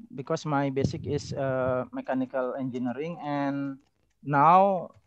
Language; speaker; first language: English; non-native, learner; Indonesian